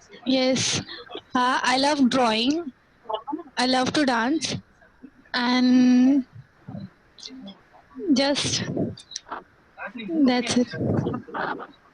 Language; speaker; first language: English; non-native, learner; Hindi